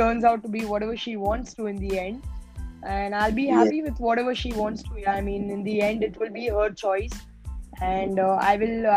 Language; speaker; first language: English; non-native, local second language; Hindi